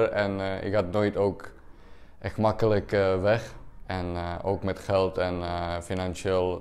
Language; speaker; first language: Dutch; non-native, learner; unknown